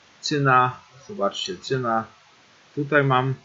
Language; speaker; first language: Polish; native; Polish